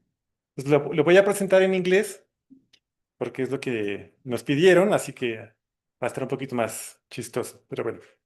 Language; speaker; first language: Spanish; native; Spanish